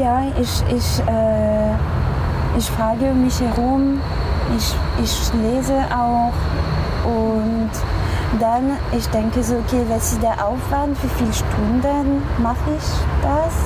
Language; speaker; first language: German; non-native, fluent; French